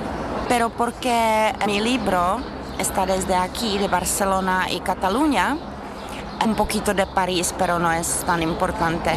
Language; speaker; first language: Spanish; non-native, learner; Czech